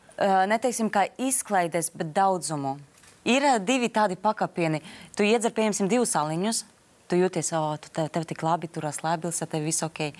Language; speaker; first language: Latvian; non-native, local second language; Russian